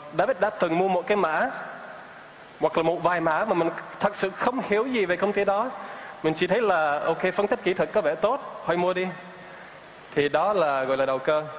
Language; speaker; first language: Vietnamese; non-native, fluent; English